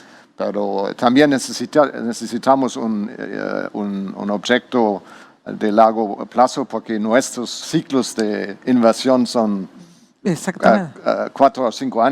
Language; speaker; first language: Spanish; non-native, learner; German